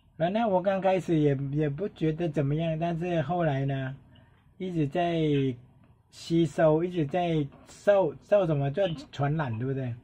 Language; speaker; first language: Chinese; non-native, fluent; Thai